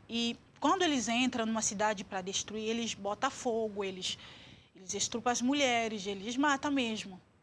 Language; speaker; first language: Portuguese; non-native, fluent; Swahili